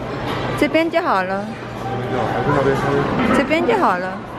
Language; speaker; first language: Chinese; non-native, learner; Filipino